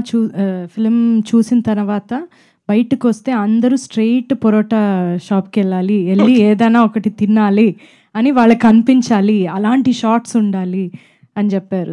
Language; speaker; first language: Telugu; non-native, fluent; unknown